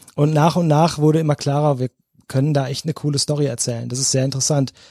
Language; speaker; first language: German; native; German